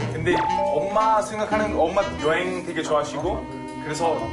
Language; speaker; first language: Korean; non-native, fluent; Italian